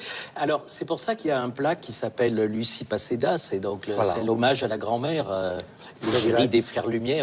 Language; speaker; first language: French; native; French